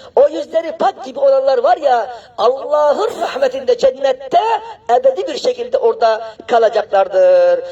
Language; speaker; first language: Turkish; non-native, fluent; Arabic